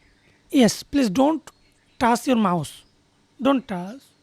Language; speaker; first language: English; non-native, learner; Bangla